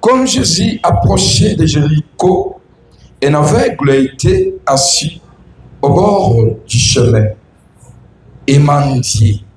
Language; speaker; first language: French; non-native, local second language; Swahili